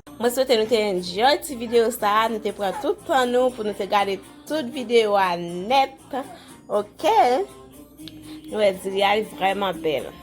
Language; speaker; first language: French; non-native, learner; Haitian Creole